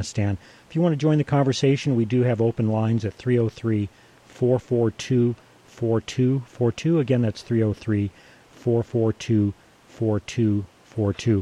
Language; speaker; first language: English; native; English